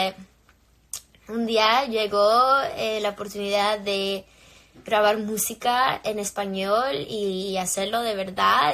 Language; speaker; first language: Spanish; early bilingual, heritage; English